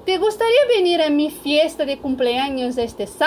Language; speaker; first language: Spanish; non-native, fluent; Portuguese